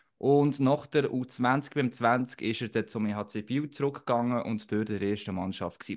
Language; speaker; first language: German; native; German